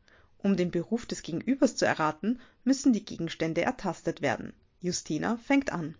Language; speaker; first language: German; native; German